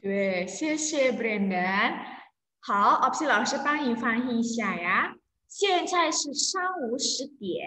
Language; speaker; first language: Chinese; non-native, fluent; Indonesian